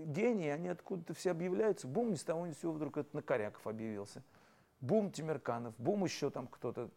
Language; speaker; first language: Russian; native; Russian